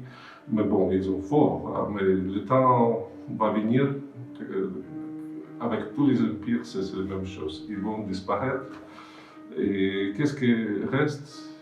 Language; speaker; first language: French; non-native, fluent; Russian